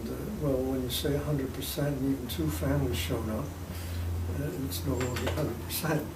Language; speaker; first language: English; native; English